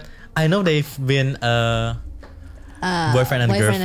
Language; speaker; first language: English; non-native, fluent; Indonesian